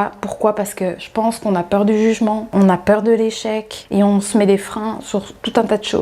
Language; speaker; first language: French; native; French